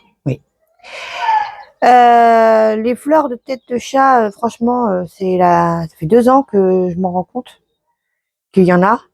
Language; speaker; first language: French; native; French